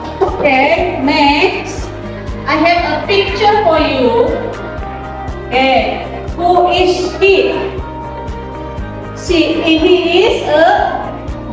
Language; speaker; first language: English; non-native, learner; Indonesian